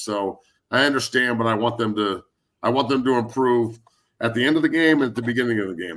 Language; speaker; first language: English; native; English